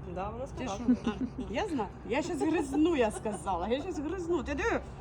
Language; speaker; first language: Ukrainian; native; Ukrainian